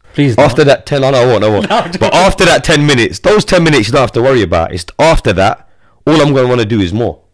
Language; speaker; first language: English; native; English